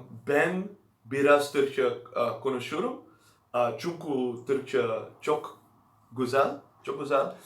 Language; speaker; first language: Turkish; non-native, learner; Dutch